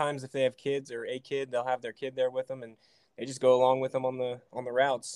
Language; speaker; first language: English; native; English